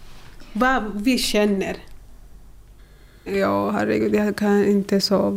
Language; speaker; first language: Swedish; non-native, learner; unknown